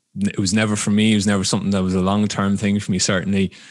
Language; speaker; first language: English; native; English